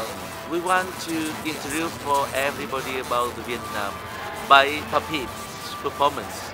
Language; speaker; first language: English; non-native, learner; Vietnamese